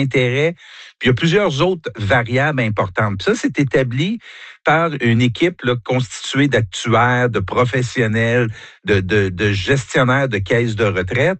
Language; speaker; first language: French; native; French